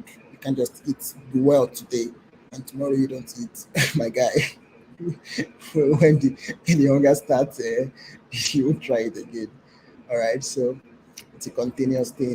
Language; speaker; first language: English; non-native, local second language; Yoruba